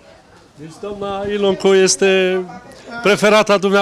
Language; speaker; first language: Romanian; native; Romanian